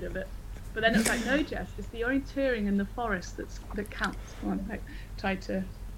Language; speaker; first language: English; native; English